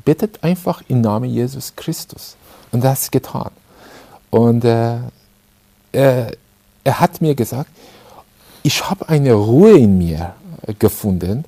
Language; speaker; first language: German; non-native, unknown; Persian